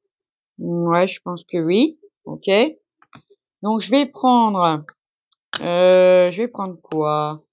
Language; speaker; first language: French; native; French